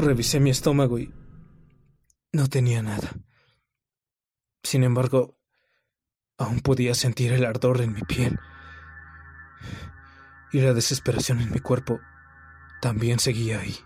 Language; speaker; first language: Spanish; native; Spanish